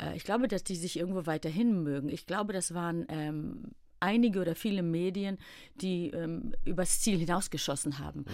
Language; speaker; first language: German; early bilingual, other home language; Greek